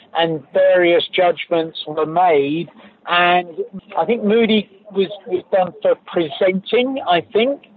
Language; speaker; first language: English; native; English